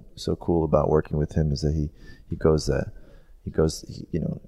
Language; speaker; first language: English; native; English